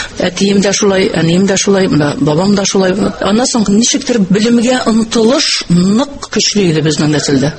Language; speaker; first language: Tatar; native; Tatar